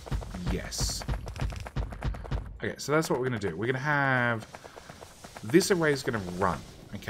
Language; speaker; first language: English; native; English